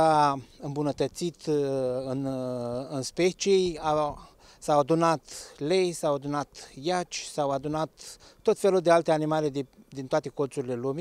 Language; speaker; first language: Romanian; native; Romanian